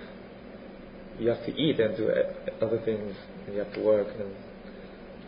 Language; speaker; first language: English; non-native, fluent; Korean